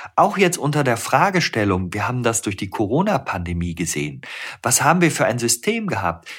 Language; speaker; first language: German; native; German